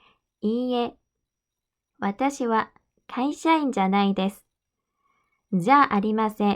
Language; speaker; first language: Japanese; non-native, fluent; Korean